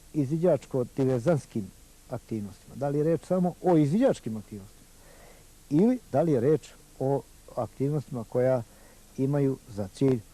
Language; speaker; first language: Bosnian; native; Bosnian